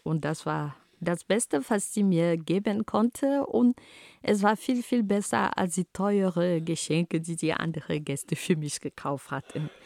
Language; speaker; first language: German; non-native, fluent; Ghomala